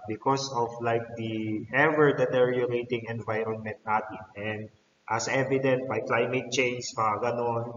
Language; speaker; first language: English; non-native, local second language; Filipino